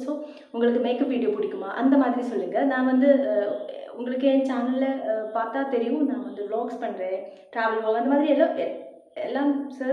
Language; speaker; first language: Tamil; non-native, learner; Malayalam